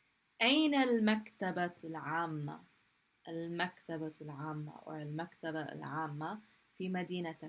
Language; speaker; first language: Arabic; non-native, fluent; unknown